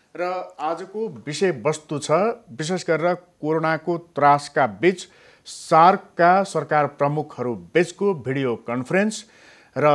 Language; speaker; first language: Nepali; native; Nepali